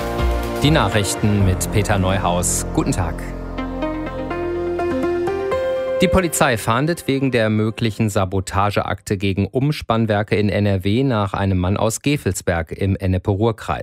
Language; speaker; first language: German; native; German